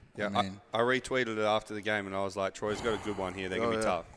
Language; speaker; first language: English; native; English